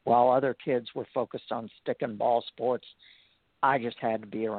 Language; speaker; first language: English; native; English